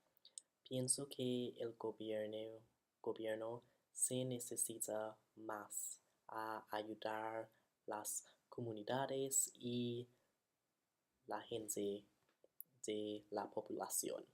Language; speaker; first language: Spanish; non-native, learner; English